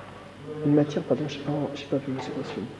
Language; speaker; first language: French; native; French